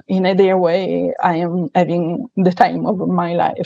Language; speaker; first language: English; non-native, fluent; Italian